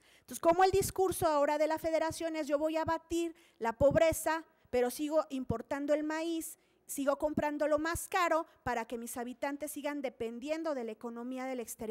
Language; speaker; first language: Spanish; native; Spanish